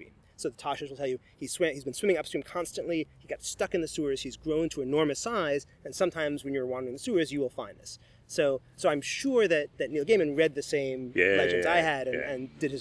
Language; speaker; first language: English; native; English